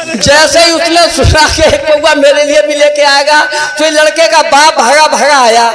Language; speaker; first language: Hindi; native; Hindi